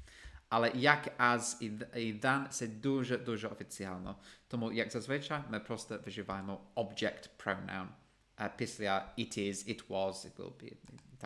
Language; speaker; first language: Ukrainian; non-native, fluent; English